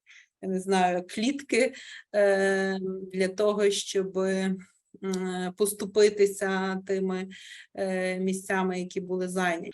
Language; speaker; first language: Ukrainian; native; Ukrainian